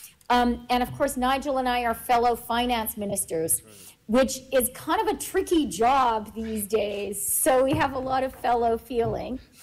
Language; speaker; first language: English; native; English